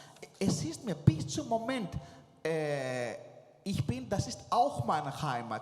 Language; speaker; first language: German; non-native, fluent; Greek